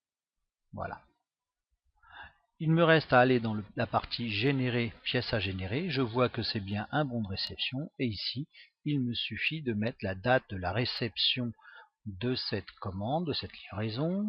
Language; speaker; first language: French; native; French